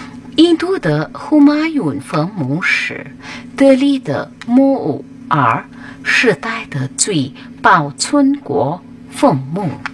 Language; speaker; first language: Chinese; non-native, fluent; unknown